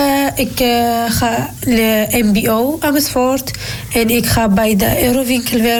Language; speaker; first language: Dutch; non-native, learner; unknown